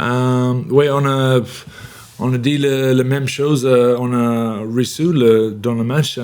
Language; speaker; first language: French; non-native, learner; English